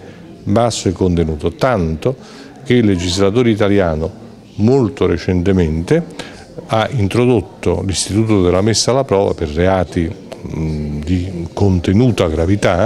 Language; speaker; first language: Italian; native; Italian